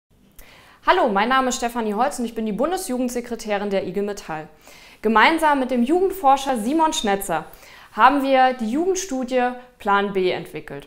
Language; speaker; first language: German; native; German